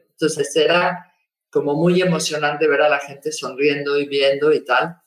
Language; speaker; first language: Spanish; native; Spanish